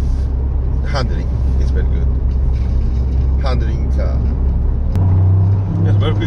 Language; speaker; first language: English; non-native, learner; Japanese